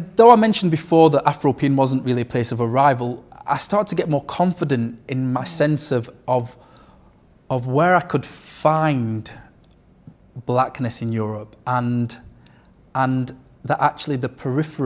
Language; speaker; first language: English; native; English